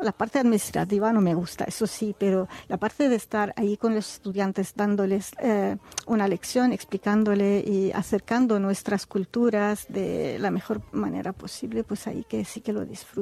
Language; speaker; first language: Spanish; non-native, fluent; Arabic